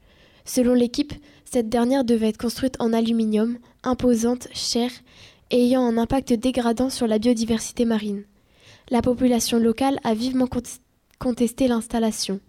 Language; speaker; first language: French; native; French